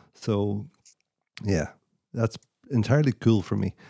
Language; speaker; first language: English; native; English